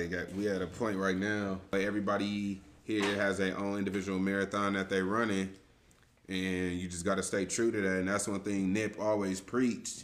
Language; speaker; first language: English; native; English